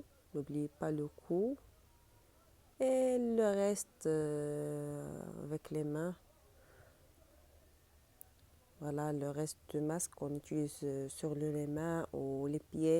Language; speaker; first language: French; non-native, learner; Arabic